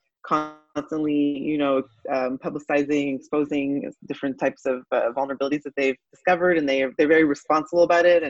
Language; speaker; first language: English; native; English